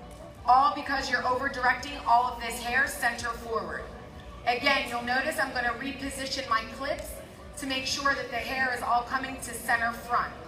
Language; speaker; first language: English; native; English